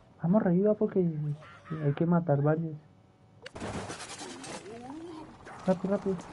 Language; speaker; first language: Spanish; native; Spanish